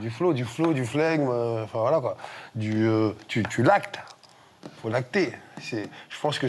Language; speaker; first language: French; native; French